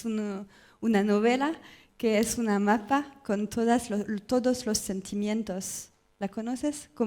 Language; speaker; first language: Spanish; non-native, learner; French